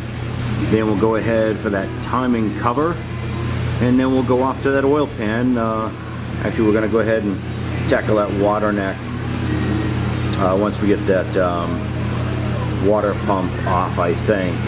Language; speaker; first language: English; native; English